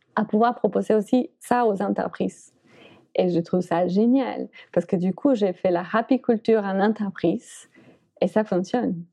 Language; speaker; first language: French; non-native, fluent; Spanish